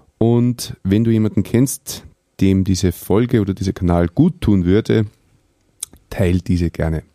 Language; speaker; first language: German; native; German